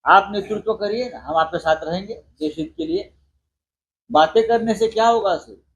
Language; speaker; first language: Hindi; non-native, local second language; Marathi